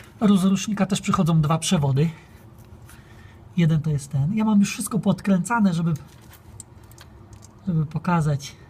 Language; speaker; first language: Polish; native; Polish